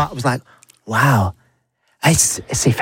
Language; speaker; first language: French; non-native, learner; English